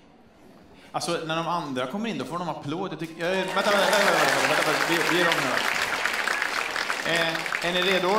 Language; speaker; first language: Swedish; native; Swedish